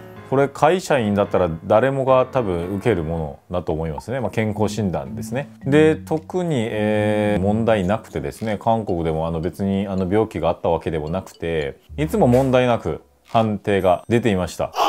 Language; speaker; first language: Japanese; non-native, fluent; Korean